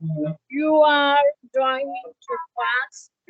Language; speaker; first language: English; non-native, learner; Spanish